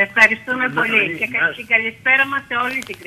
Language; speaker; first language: Greek; early bilingual, heritage; Greek